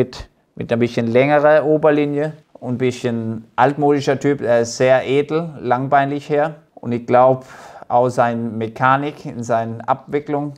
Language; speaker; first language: German; non-native, fluent; Danish